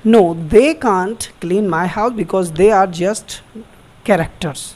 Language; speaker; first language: English; non-native, local second language; Hindi